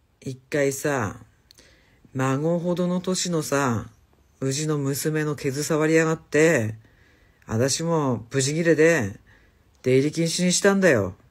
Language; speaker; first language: Japanese; native; Japanese